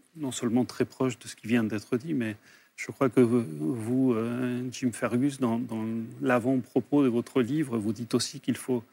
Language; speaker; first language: French; early bilingual, other home language; Spanish